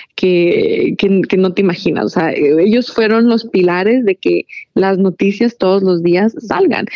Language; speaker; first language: Spanish; native; Spanish